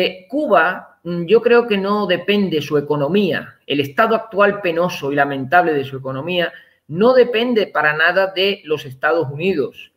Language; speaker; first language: Spanish; native; Spanish